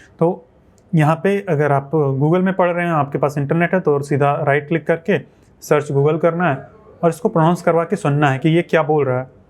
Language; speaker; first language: Hindi; native; Hindi